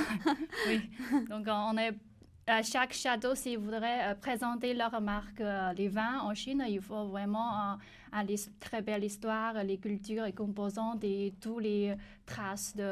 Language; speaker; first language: French; non-native, learner; Chinese